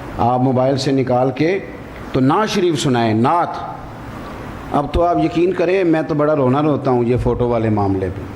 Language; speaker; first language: Urdu; non-native, local second language; Punjabi